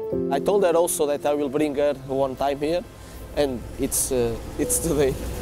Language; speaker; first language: English; non-native, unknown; Portuguese